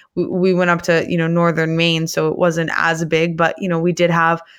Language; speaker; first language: English; native; English